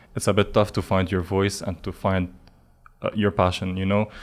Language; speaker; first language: English; non-native, fluent; Arabic